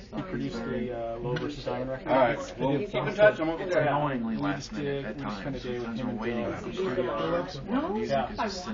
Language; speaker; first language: English; native; English